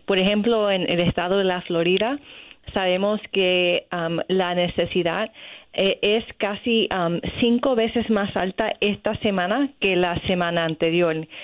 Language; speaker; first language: Spanish; early bilingual, other home language; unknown